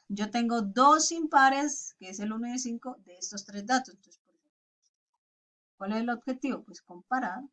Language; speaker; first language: Spanish; native; Spanish